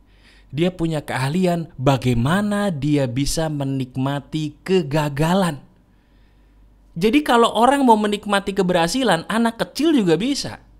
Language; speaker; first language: Indonesian; native; Indonesian